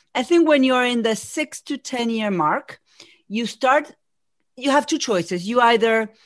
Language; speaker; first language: English; non-native, fluent; Spanish